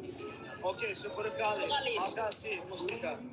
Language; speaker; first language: Indonesian; non-native, learner; Turkish